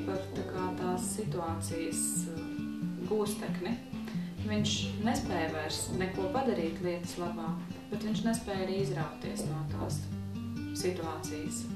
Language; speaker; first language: Latvian; native; Latvian